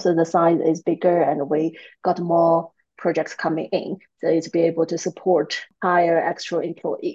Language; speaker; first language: English; non-native, fluent; Chinese